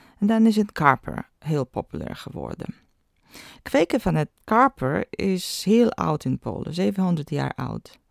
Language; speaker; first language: Dutch; non-native, fluent; Polish